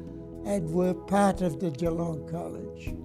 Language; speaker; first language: English; native; English